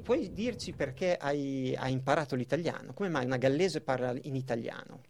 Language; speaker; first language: Italian; native; Italian